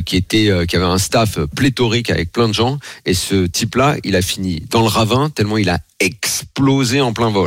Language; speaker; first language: French; native; French